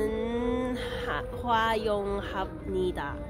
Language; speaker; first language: Korean; non-native, learner; English